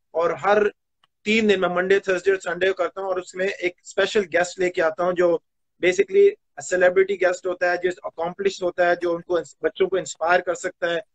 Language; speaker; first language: Hindi; early bilingual, other home language; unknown